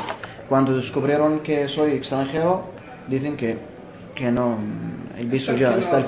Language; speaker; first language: Spanish; non-native, fluent; Arabic